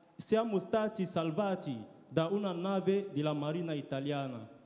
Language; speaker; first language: Italian; non-native, learner; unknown